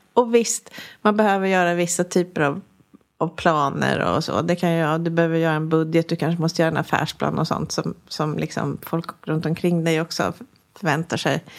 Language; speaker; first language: Swedish; native; Swedish